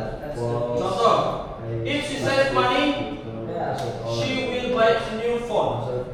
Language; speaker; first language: English; non-native, learner; Indonesian